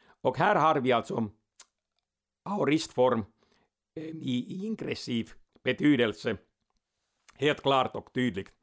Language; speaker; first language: Swedish; non-native, local second language; Finnish